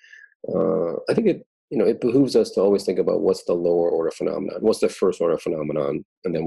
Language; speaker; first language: English; native; English